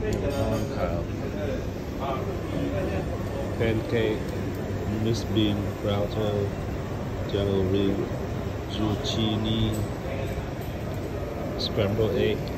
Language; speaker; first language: English; non-native, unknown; Vietnamese